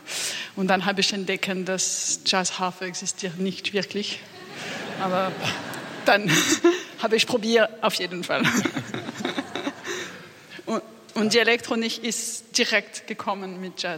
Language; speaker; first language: German; non-native, learner; French